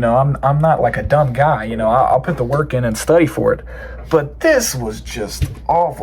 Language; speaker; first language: English; native; English